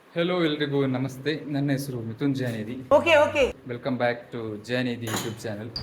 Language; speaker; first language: Kannada; non-native, local second language; Tulu